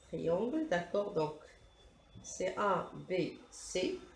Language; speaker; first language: French; non-native, local second language; Arabic